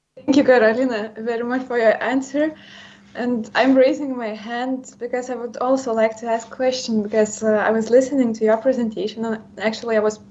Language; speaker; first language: English; non-native, fluent; Lithuanian